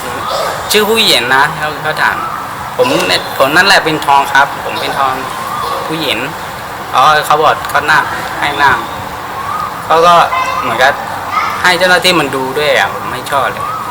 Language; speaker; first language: Thai; non-native, fluent; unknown